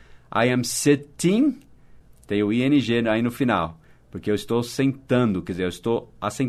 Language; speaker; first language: Portuguese; non-native, fluent; English